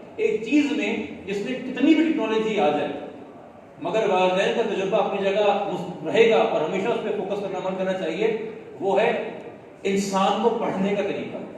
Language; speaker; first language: Urdu; non-native, local second language; Sindhi